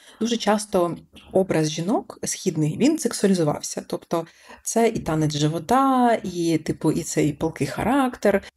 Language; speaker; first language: Ukrainian; early bilingual, other home language; Persian